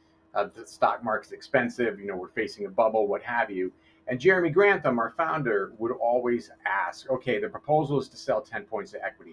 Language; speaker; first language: English; native; English